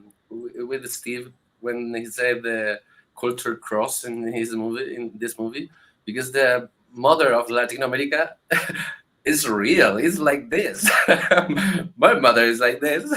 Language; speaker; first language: English; non-native, learner; Spanish